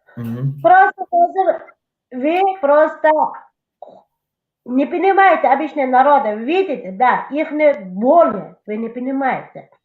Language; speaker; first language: Russian; non-native, local second language; Tajik